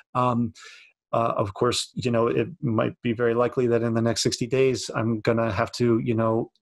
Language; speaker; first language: English; native; English